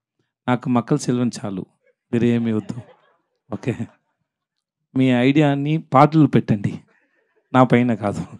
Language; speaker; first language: Telugu; non-native, learner; Tamil